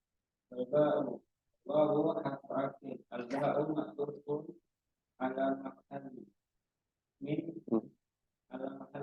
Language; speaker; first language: Arabic; non-native, learner; Indonesian